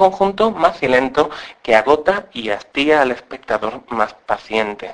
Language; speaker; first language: Spanish; native; Spanish